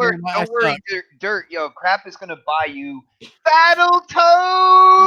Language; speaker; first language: English; native; English